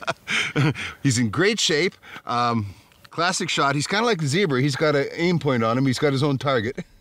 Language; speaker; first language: English; native; English